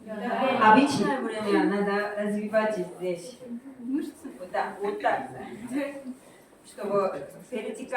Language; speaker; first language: Russian; non-native, fluent; Korean